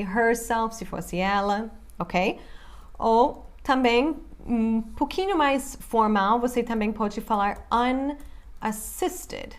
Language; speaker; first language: Portuguese; non-native, fluent; English